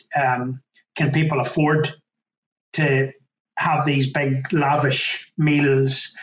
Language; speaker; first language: English; native; English